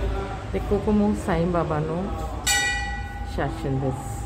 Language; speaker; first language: Japanese; non-native, learner; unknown